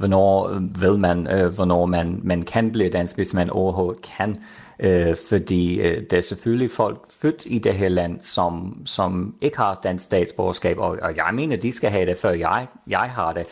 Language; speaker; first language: Danish; non-native, fluent; English